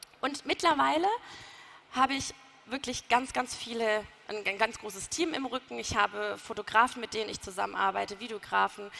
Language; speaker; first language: German; native; German